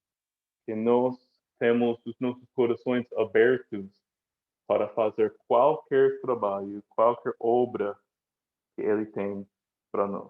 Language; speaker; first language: Portuguese; non-native, fluent; English